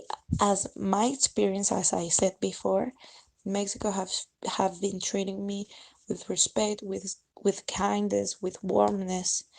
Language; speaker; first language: English; non-native, fluent; Spanish